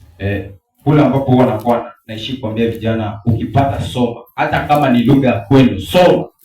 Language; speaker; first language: Swahili; non-native, local second language; Luo (Kenya and Tanzania)